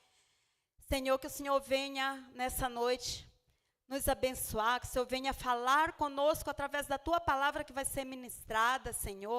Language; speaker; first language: Portuguese; native; Portuguese